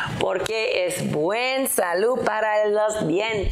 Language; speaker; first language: Spanish; non-native, learner; English